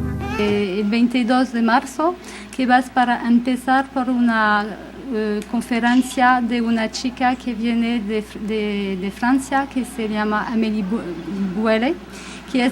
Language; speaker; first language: Spanish; non-native, fluent; French